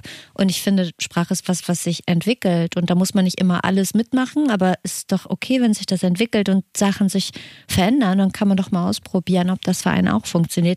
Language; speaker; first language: German; native; German